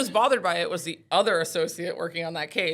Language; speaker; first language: English; native; English